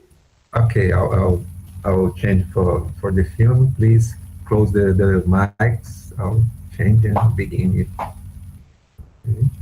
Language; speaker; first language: English; non-native, fluent; Portuguese